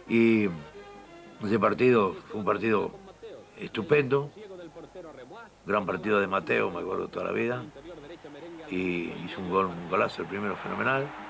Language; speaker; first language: Spanish; native; Spanish